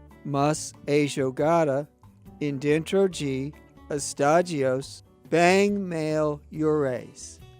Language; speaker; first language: Portuguese; non-native, learner; English